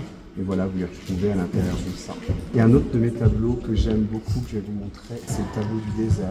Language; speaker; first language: French; native; French